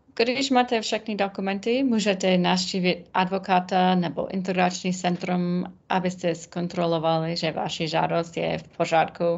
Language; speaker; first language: Czech; non-native, learner; English